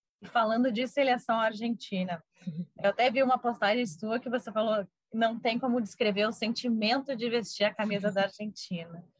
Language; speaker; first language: Portuguese; native; Portuguese